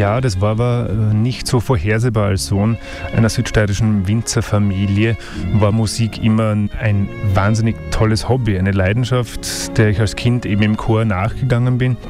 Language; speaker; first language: German; native; German